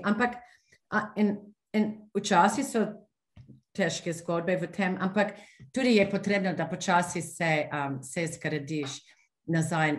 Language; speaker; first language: Slovenian; non-native, fluent; English